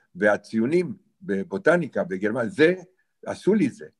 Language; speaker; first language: Hebrew; non-native, fluent; Romanian